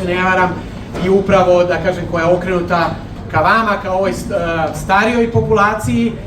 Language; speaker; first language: Bosnian; native; Bosnian